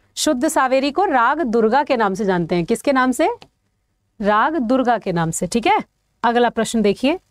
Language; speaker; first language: Hindi; native; Hindi